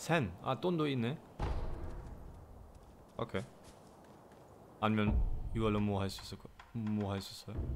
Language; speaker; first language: Korean; non-native, fluent; German